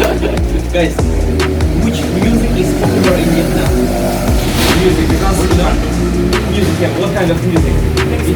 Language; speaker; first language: English; non-native, learner; Russian